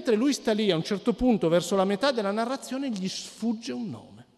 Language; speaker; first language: Italian; native; Italian